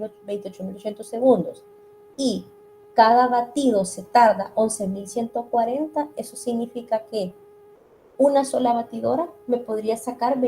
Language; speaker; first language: Spanish; native; Spanish